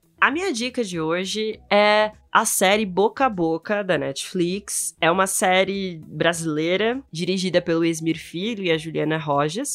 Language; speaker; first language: Portuguese; native; Portuguese